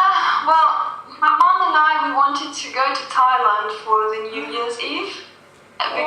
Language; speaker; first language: English; non-native, fluent; Russian